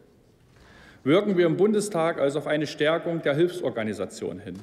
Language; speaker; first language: German; native; German